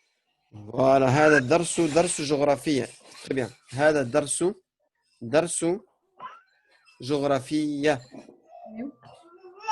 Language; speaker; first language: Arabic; non-native, fluent; French